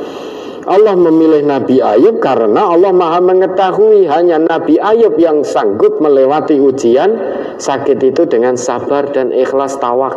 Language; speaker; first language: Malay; non-native, local second language; Javanese